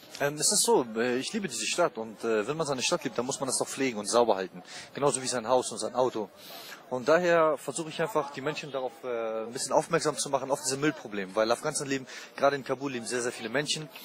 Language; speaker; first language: German; early bilingual, other home language; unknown